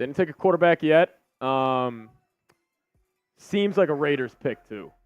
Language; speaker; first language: English; native; English